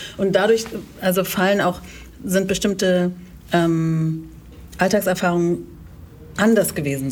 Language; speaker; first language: German; native; German